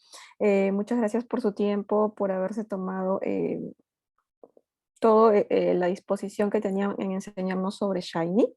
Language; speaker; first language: Spanish; native; Spanish